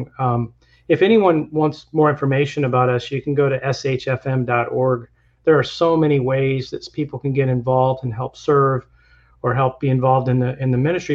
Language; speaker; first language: English; native; English